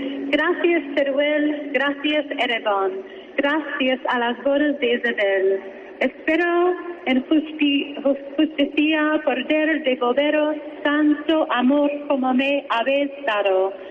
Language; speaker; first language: Spanish; non-native, fluent; English